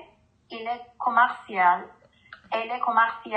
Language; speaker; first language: French; non-native, learner; Persian